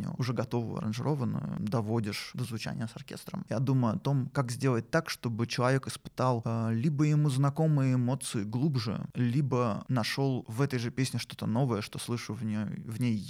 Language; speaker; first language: Russian; native; Russian